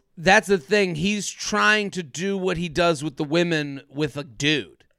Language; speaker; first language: English; native; English